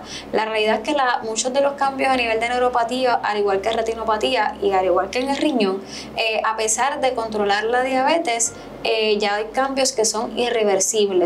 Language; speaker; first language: Spanish; native; Spanish